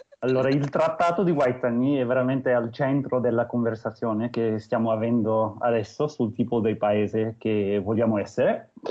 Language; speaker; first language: Italian; non-native, fluent; English